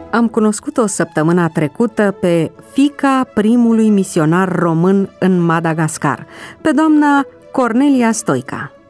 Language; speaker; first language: Romanian; native; Romanian